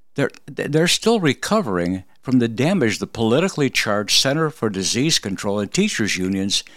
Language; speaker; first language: English; early bilingual, other home language; Polish